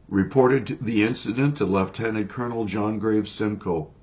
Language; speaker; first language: English; native; English